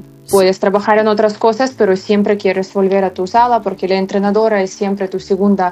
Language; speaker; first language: Spanish; non-native, fluent; Ukrainian